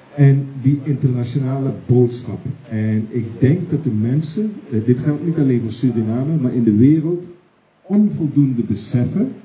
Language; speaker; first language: Dutch; native; Dutch